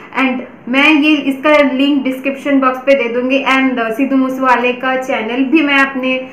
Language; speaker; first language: Hindi; non-native, local second language; Bangla